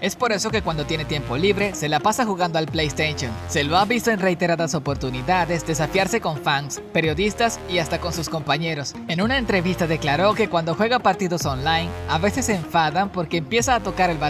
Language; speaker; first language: Spanish; native; Spanish